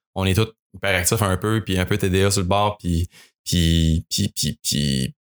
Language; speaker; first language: French; native; French